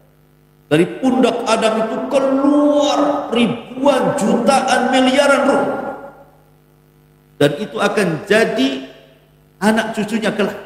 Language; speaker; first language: Indonesian; native; Indonesian